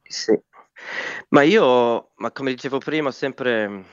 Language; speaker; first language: Italian; non-native, fluent; English